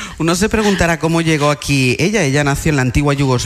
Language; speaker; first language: Spanish; native; Spanish